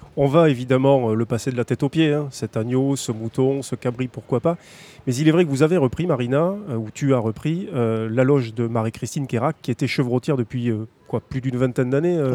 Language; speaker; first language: French; native; French